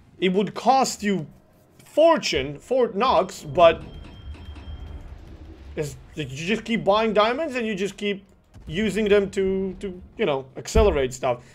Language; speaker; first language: English; non-native, fluent; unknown